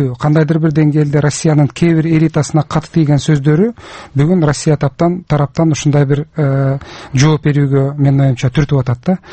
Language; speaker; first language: Kyrgyz; native; Kyrgyz